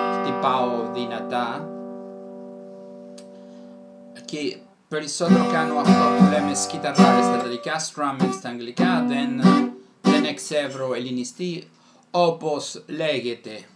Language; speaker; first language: Greek; non-native, fluent; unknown